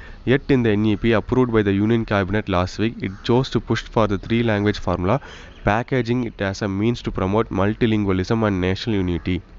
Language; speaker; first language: English; non-native, local second language; Tamil